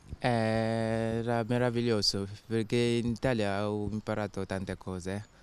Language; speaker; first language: Italian; non-native, learner; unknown